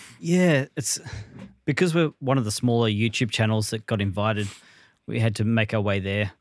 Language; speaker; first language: English; native; English